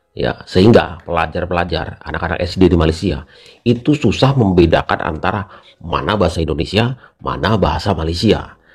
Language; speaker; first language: Indonesian; native; Indonesian